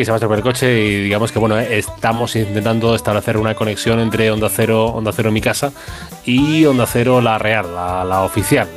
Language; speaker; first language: Spanish; native; Spanish